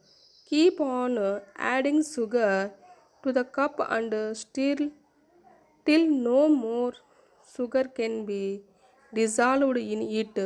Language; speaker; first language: English; non-native, local second language; Telugu